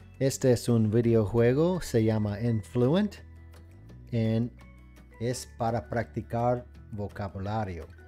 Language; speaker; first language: Spanish; non-native, learner; English